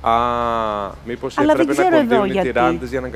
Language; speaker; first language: Greek; native; Greek